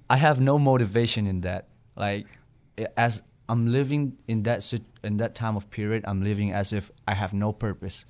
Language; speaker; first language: English; non-native, fluent; Burmese